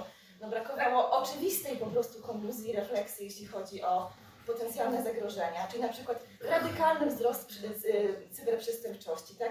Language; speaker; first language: Polish; native; Polish